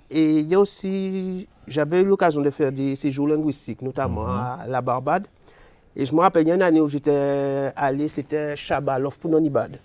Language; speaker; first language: French; native; French